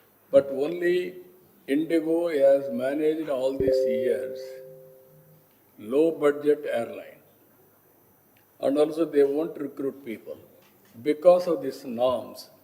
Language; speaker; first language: English; non-native, local second language; Telugu